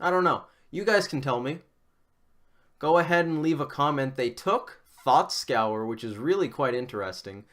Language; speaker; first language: English; native; English